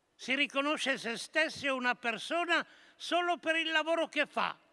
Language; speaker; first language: Italian; native; Italian